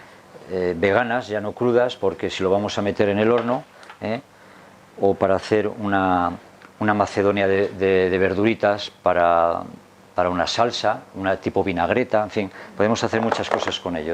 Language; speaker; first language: Spanish; native; Spanish